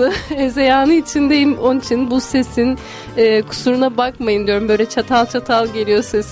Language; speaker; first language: Turkish; native; Turkish